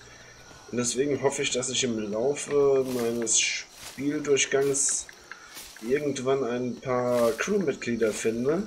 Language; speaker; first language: German; native; German